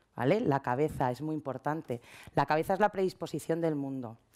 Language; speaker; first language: Spanish; native; Spanish